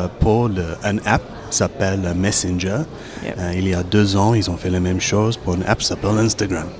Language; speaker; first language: French; non-native, fluent; English